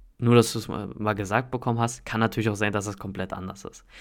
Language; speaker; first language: German; native; German